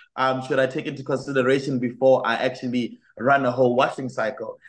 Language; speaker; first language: English; non-native, local second language; Tswana